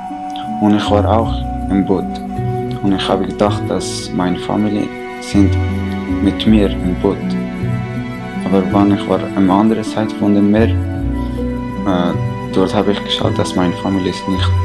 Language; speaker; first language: German; non-native, learner; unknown